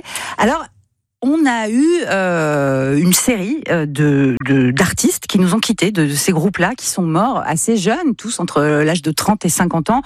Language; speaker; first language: French; native; French